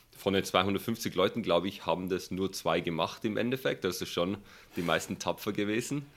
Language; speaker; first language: German; early bilingual, other home language; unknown